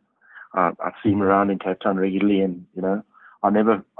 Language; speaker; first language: English; native; English